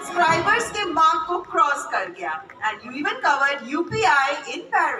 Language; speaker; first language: Hindi; native; Hindi